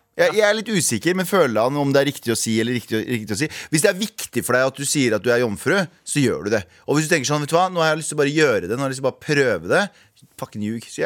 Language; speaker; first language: Norwegian; early bilingual, other home language; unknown